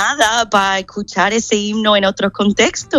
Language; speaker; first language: Spanish; non-native, fluent; English